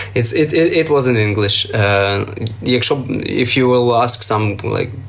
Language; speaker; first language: English; non-native, learner; Ukrainian